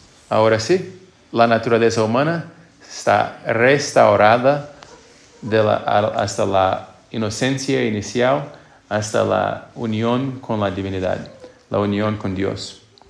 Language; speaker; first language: Spanish; non-native, fluent; English